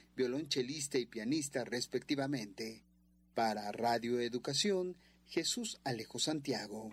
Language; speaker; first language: Spanish; native; Spanish